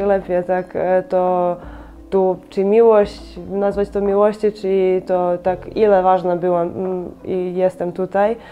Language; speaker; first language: Polish; non-native, fluent; Serbian